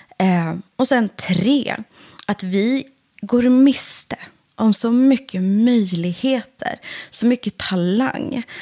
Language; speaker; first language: Swedish; early bilingual, other home language; Persian